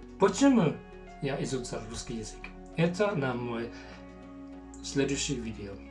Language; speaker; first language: Russian; non-native, learner; Finnish